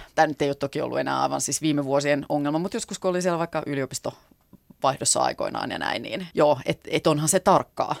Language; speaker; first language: Finnish; native; Finnish